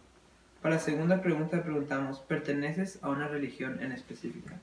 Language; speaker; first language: Spanish; early bilingual, heritage; Spanish